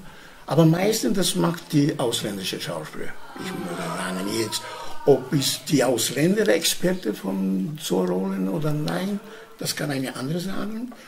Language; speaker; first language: German; non-native, learner; Romany